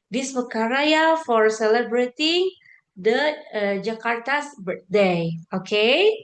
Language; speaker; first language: English; non-native, fluent; Indonesian